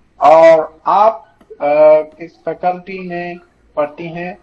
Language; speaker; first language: Hindi; non-native, learner; Bangla